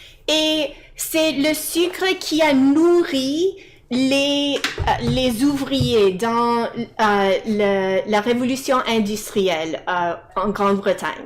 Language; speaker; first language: French; non-native, fluent; English